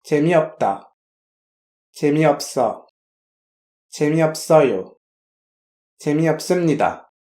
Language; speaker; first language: Korean; non-native, fluent; French